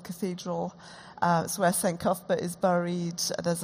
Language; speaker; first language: English; native; English